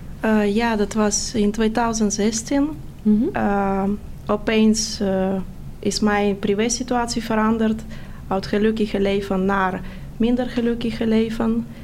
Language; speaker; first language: Dutch; non-native, fluent; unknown